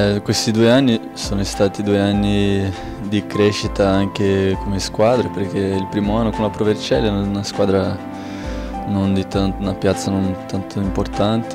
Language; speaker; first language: Italian; non-native, fluent; Portuguese